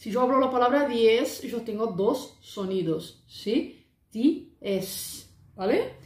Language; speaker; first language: Spanish; non-native, fluent; Portuguese